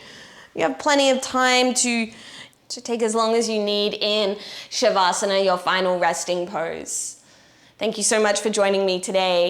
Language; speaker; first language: English; native; English